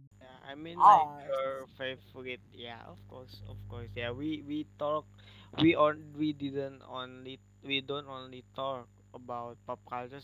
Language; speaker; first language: English; non-native, learner; Indonesian